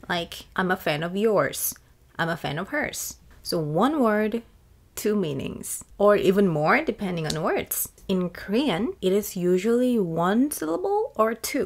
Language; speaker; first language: English; non-native, fluent; Korean